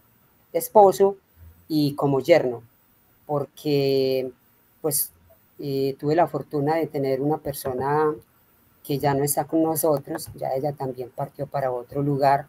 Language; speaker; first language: Spanish; native; Spanish